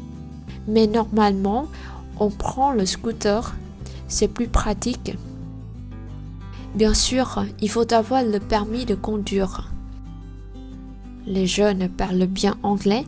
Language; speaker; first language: French; non-native, learner; Vietnamese